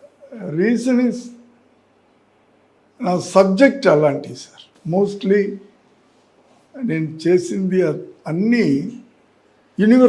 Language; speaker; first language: Telugu; non-native, learner; Tamil